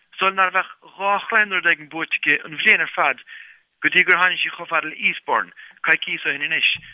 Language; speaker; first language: Irish; native; Irish